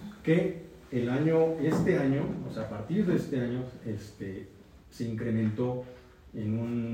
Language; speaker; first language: Spanish; native; Spanish